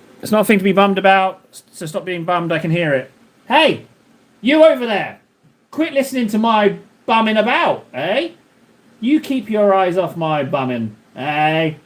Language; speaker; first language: English; native; English